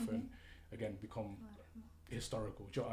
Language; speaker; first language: English; native; English